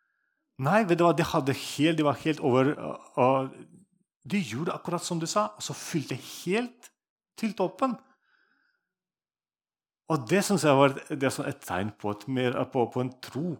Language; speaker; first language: Norwegian; non-native, fluent; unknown